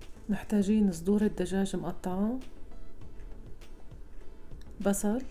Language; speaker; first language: Arabic; native; Arabic